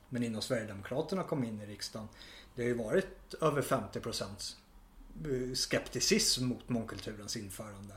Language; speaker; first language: Swedish; native; Swedish